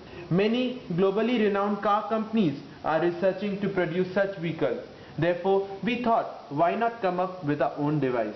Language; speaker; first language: English; non-native, local second language; Bangla